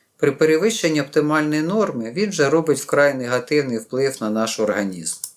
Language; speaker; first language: Ukrainian; non-native, local second language; Russian